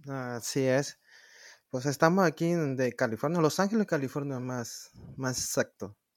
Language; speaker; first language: Spanish; native; Spanish